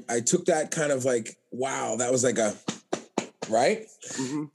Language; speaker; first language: English; native; English